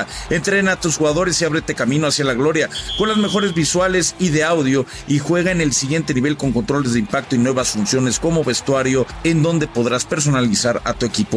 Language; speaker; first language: Spanish; native; Spanish